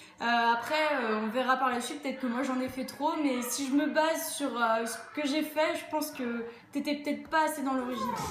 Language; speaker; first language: French; native; French